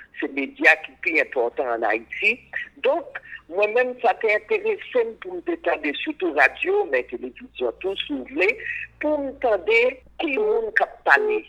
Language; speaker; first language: French; non-native, local second language; Haitian Creole